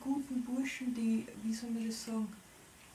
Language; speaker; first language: German; native; German